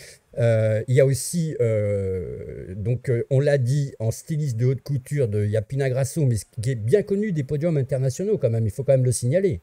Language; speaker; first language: French; native; French